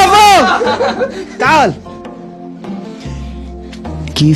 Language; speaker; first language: Arabic; native; Arabic